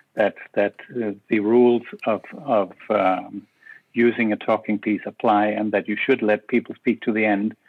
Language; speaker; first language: English; non-native, fluent; Danish